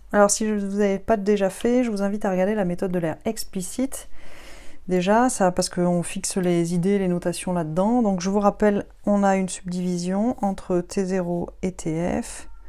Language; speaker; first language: French; native; French